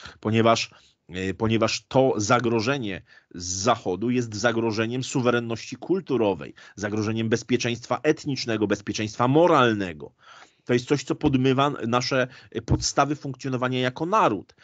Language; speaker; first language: Polish; native; Polish